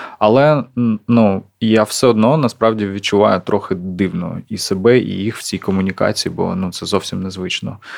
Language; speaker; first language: Ukrainian; non-native, local second language; Russian